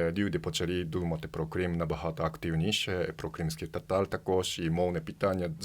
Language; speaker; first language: Ukrainian; non-native, fluent; Japanese